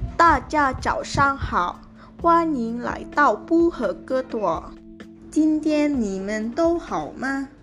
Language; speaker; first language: Chinese; non-native, learner; Indonesian